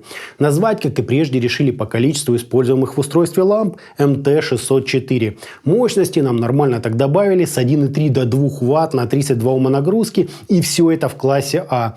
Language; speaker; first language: Russian; native; Russian